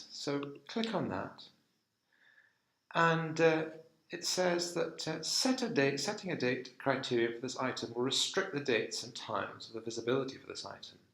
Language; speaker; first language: English; native; English